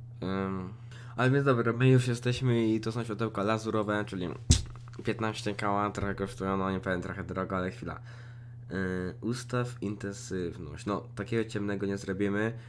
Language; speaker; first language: Polish; native; Polish